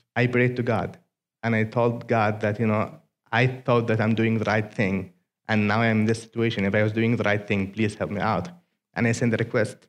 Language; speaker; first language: English; non-native, fluent; Arabic